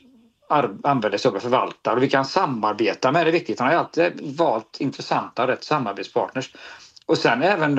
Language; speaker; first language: Swedish; native; Swedish